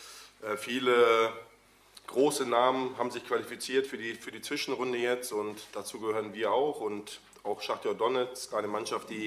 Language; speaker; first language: German; native; German